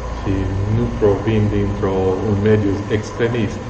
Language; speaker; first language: Romanian; non-native, fluent; English